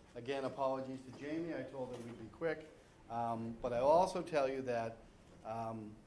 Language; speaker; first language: English; native; English